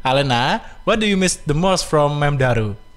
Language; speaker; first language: English; non-native, fluent; Indonesian